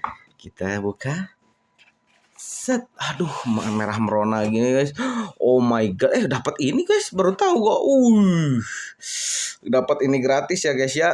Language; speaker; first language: Indonesian; native; Indonesian